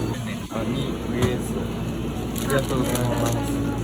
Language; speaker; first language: Korean; non-native, learner; Japanese